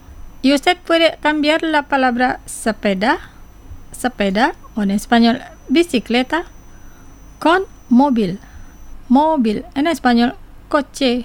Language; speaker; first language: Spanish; non-native, fluent; Indonesian